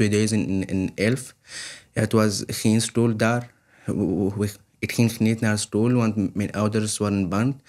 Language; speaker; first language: Dutch; non-native, learner; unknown